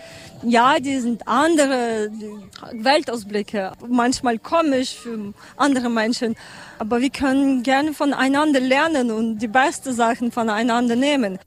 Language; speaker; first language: German; non-native, learner; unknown